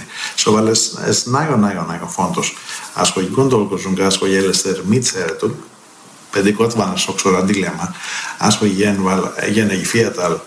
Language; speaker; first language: Hungarian; non-native, fluent; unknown